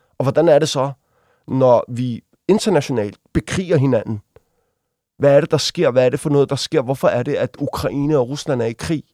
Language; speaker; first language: Danish; early bilingual, other home language; Arabic